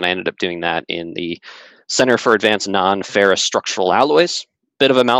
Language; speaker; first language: English; native; English